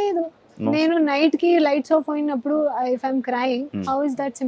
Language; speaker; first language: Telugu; non-native, learner; Hindi